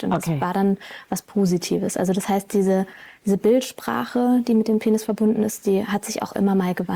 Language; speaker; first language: German; native; German